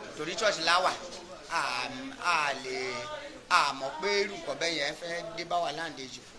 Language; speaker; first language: Yoruba; non-native, local second language; Igbo